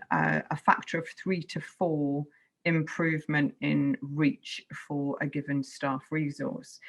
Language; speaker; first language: English; native; English